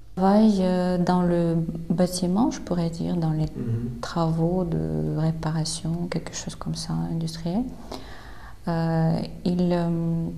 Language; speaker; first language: French; non-native, fluent; Ukrainian